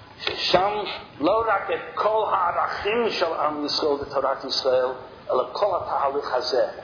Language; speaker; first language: Hebrew; non-native, fluent; English